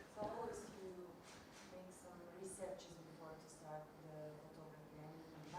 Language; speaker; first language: English; non-native, fluent; Romanian